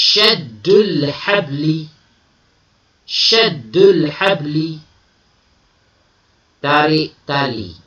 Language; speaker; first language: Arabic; non-native, fluent; Malay